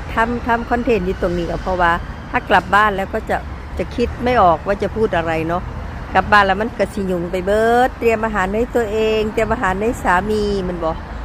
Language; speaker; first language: Thai; native; Thai